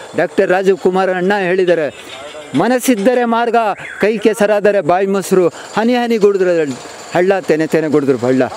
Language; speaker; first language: Kannada; non-native, local second language; Urdu